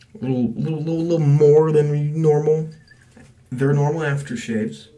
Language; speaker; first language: English; native; English